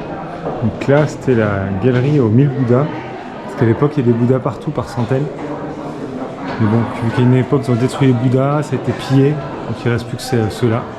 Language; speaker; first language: French; native; French